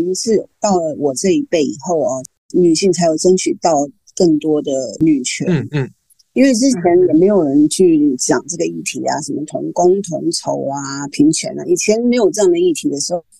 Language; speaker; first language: Chinese; non-native, local second language; Min Nan Chinese